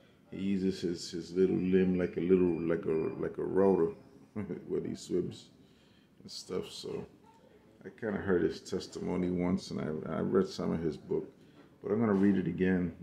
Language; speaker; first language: English; native; English